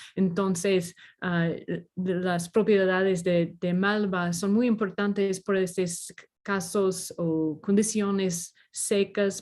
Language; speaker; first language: Spanish; non-native, learner; English